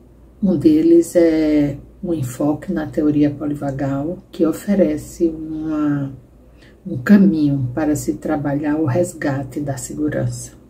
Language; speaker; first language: Portuguese; native; Portuguese